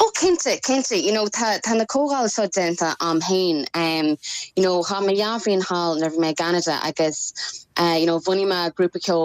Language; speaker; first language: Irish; non-native, local second language; English